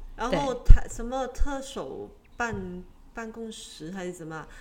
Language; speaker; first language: Chinese; non-native, local second language; Cantonese